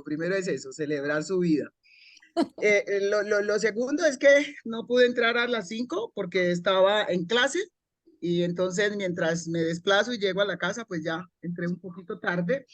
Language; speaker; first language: Spanish; native; Spanish